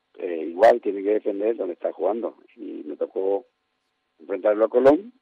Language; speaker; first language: Spanish; native; Spanish